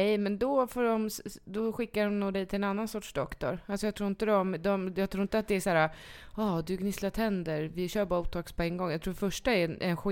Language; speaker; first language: Swedish; native; Swedish